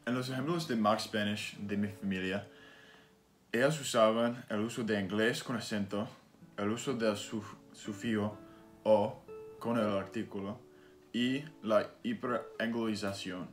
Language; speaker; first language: Spanish; non-native, learner; English